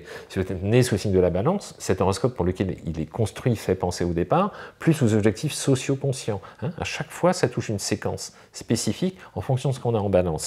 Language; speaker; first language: French; native; French